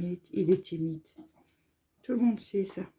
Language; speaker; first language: French; native; French